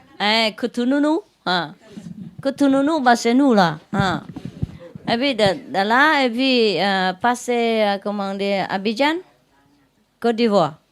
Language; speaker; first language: French; non-native, learner; Vietnamese